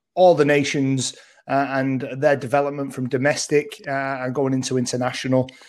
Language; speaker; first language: English; early bilingual, other home language; Maltese